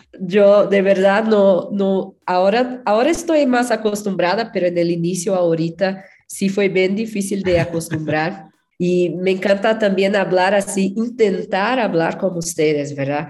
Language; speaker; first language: Spanish; non-native, fluent; Portuguese